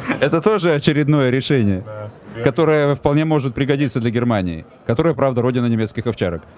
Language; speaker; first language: Russian; native; Russian